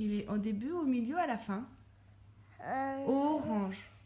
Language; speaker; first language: French; native; French